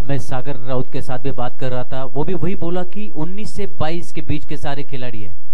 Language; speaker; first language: Hindi; non-native, local second language; Marathi